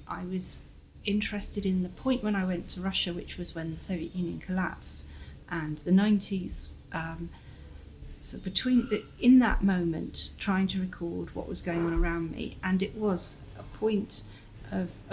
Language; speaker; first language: English; native; English